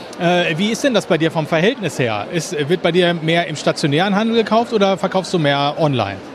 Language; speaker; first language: German; native; German